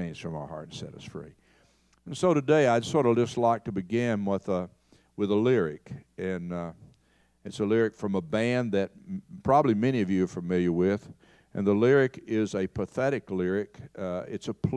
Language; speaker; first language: English; native; English